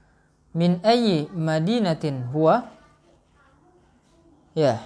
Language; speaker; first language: Arabic; non-native, fluent; Indonesian